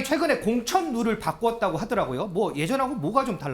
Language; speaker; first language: Korean; native; Korean